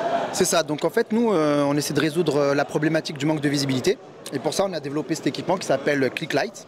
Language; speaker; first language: French; native; French